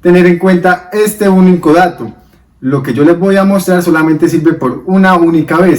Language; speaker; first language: Spanish; native; Spanish